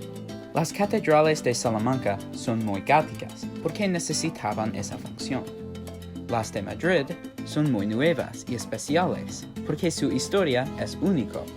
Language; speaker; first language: Spanish; non-native, learner; English